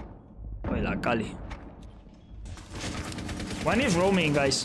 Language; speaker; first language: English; non-native, fluent; Spanish